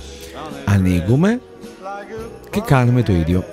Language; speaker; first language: Greek; non-native, learner; Italian